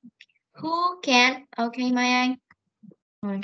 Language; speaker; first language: Vietnamese; native; Vietnamese